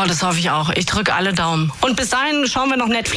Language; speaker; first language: German; native; German